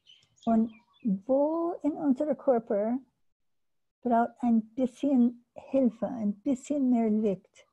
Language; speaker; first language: German; non-native, learner; English